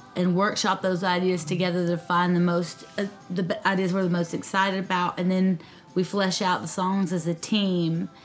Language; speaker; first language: English; native; English